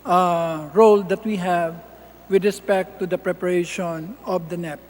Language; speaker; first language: English; non-native, local second language; Filipino